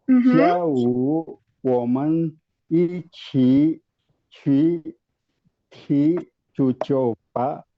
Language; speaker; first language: Chinese; non-native, learner; Indonesian